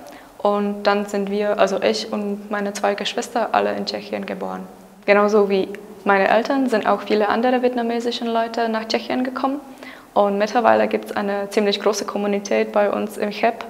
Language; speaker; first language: German; non-native, fluent; Czech